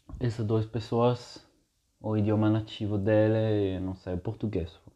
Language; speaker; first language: Portuguese; non-native, fluent; Italian